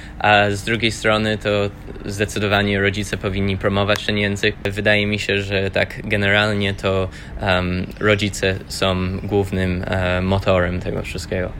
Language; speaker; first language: Polish; early bilingual, heritage; Polish